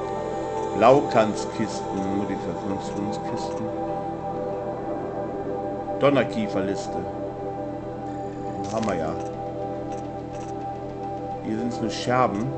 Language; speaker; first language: German; native; German